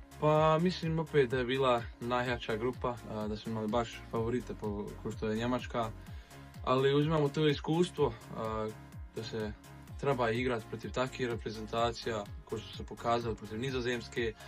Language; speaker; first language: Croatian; early bilingual, heritage; Bosnian